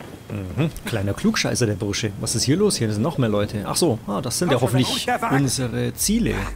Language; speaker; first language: German; native; German